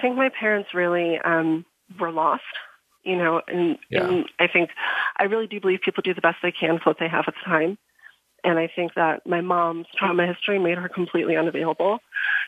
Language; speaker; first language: English; native; English